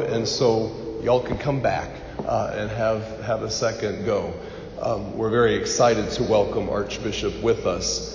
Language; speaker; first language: English; native; English